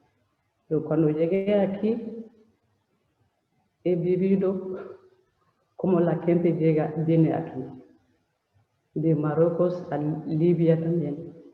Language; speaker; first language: Spanish; non-native, learner; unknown